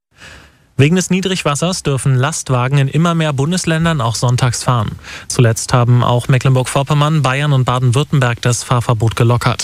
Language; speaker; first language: German; native; German